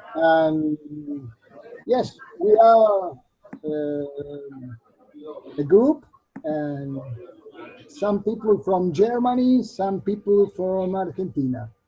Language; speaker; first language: English; non-native, learner; Spanish